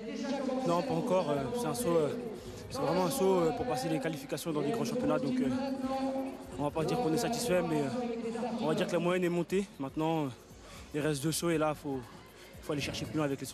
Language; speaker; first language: French; native; French